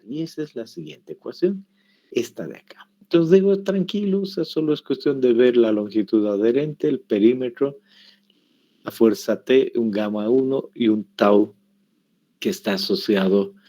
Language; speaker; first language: Spanish; native; Spanish